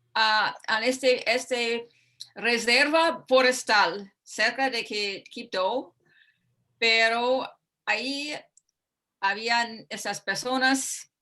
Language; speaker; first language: Spanish; non-native, fluent; English